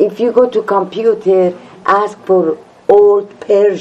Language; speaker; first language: English; non-native, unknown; Persian